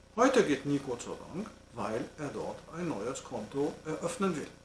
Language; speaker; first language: German; non-native, fluent; French